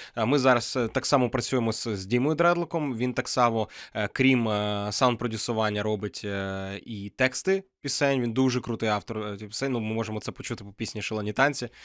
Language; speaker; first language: Ukrainian; non-native, local second language; Russian